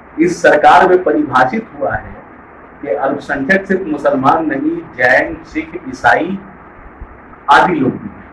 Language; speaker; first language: Hindi; non-native, local second language; Urdu